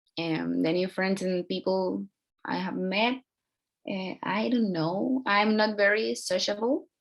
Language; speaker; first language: English; non-native, learner; Spanish